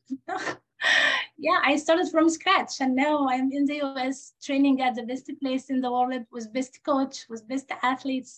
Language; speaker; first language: English; non-native, fluent; Arabic